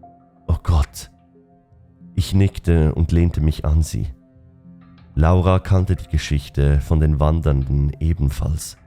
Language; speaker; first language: German; native; German